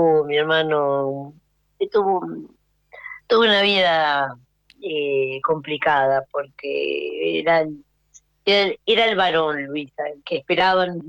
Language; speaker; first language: Spanish; native; Spanish